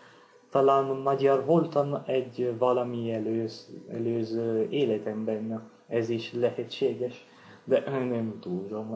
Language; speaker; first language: Hungarian; non-native, learner; Italian